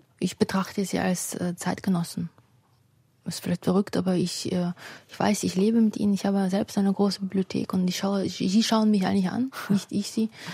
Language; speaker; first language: German; non-native, fluent; Russian